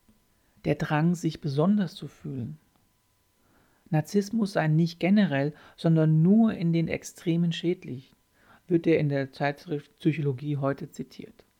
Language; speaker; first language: German; native; German